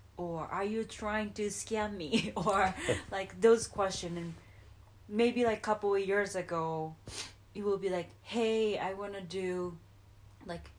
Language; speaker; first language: English; non-native, fluent; Japanese